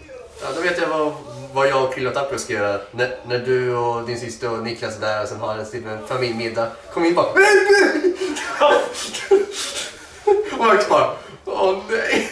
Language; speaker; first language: Swedish; native; Swedish